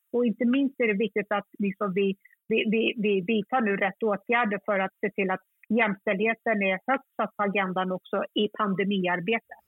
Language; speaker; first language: Swedish; early bilingual, other home language; Kurdish